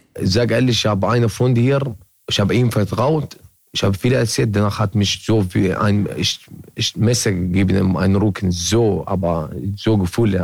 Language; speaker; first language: German; non-native, learner; Arabic